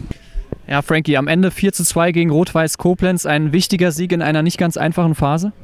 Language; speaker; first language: German; native; German